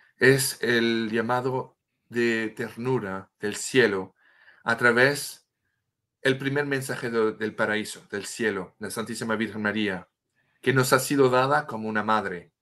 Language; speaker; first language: Spanish; non-native, fluent; French